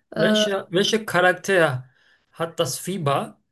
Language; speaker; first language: German; non-native, learner; Turkish